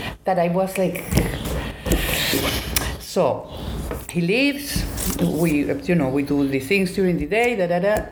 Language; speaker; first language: English; non-native, fluent; Spanish